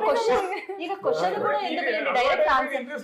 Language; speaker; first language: Telugu; native; Telugu